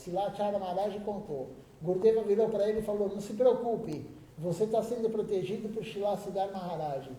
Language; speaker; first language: Portuguese; native; Portuguese